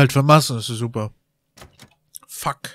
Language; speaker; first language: German; native; German